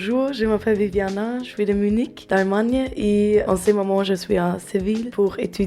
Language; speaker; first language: French; non-native, learner; German